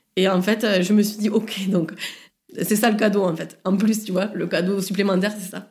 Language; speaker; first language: French; native; French